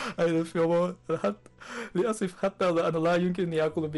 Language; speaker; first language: Arabic; non-native, learner; Japanese